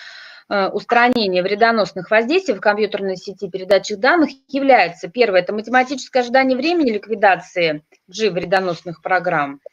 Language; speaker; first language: Russian; native; Russian